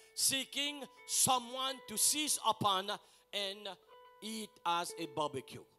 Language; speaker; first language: English; non-native, local second language; Morisyen